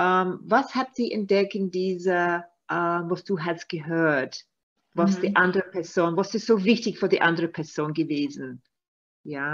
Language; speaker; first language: German; non-native, learner; Maltese